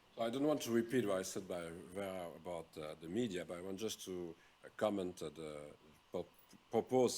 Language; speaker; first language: English; non-native, fluent; French